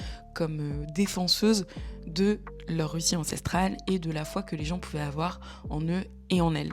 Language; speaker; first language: French; native; French